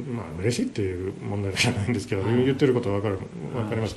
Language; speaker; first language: Japanese; non-native, fluent; English